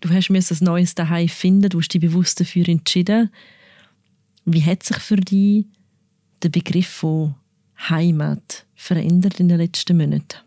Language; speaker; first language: German; native; German